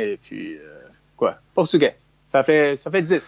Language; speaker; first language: French; non-native, fluent; Chinese